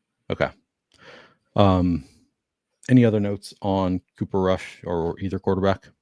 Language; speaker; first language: English; native; English